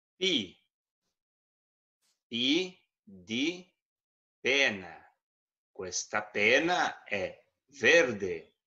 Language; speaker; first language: Italian; non-native, fluent; Portuguese